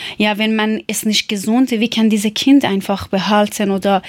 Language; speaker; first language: German; non-native, learner; Persian